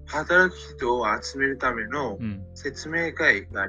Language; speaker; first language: Japanese; non-native, learner; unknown